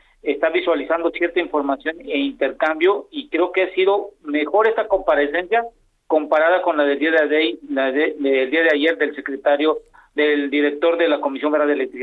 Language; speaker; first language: Spanish; native; Spanish